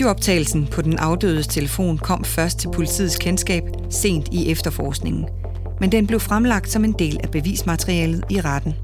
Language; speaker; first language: Danish; native; Danish